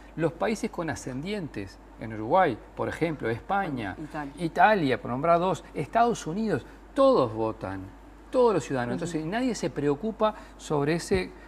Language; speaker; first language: Spanish; native; Spanish